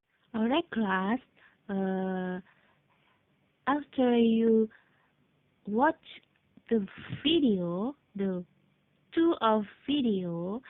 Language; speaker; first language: English; non-native, fluent; Indonesian